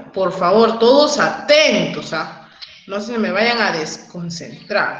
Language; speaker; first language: Spanish; native; Spanish